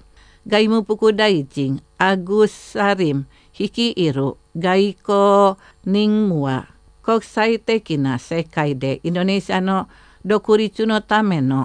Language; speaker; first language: Japanese; non-native, fluent; Indonesian